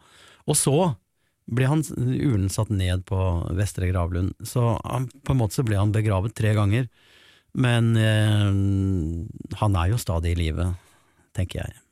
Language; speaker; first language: Norwegian; native; Norwegian